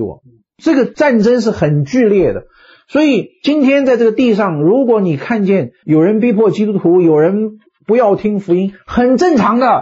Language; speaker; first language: Chinese; native; Chinese